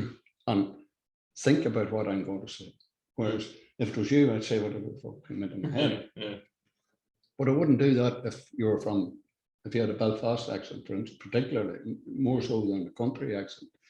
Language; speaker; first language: English; native; English